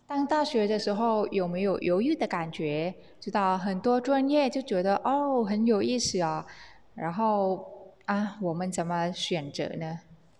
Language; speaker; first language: Chinese; non-native, fluent; Thai